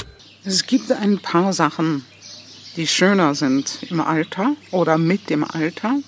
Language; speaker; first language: German; non-native, fluent; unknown